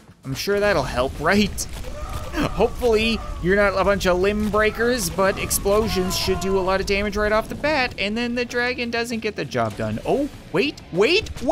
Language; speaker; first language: English; native; English